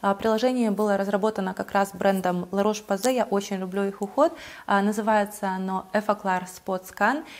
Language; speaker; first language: Russian; native; Russian